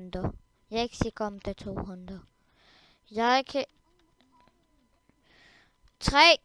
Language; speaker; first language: Danish; early bilingual, other home language; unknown